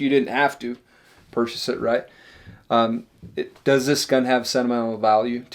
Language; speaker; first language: English; native; English